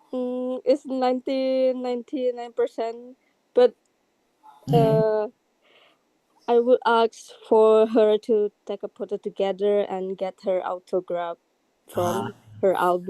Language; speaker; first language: English; non-native, learner; Indonesian